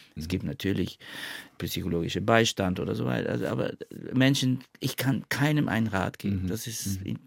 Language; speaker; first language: German; non-native, fluent; Bulgarian